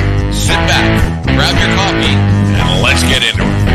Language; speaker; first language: English; native; English